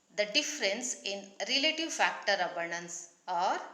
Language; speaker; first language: English; non-native, local second language; Kannada